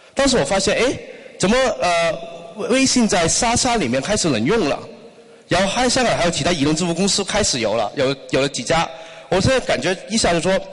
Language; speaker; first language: Chinese; non-native, local second language; Cantonese